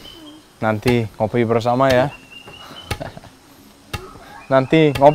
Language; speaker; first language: Indonesian; non-native, learner; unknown